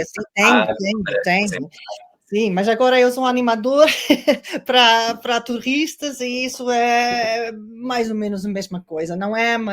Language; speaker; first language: Portuguese; non-native, learner; Dutch